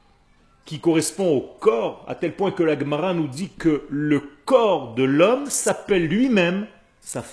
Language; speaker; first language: French; native; French